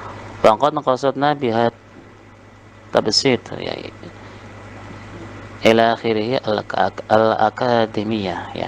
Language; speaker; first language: Arabic; non-native, fluent; Indonesian